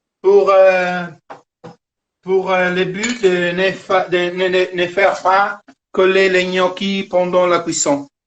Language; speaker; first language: French; non-native, fluent; Italian